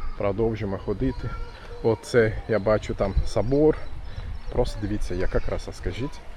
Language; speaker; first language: Ukrainian; non-native, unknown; Turkish